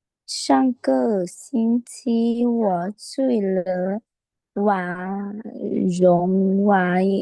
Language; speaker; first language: Chinese; non-native, learner; Lao